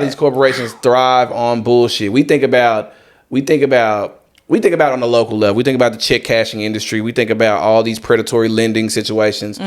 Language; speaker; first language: English; native; English